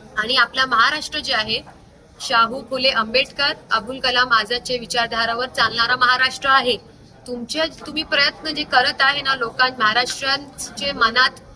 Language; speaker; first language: Marathi; non-native, local second language; Urdu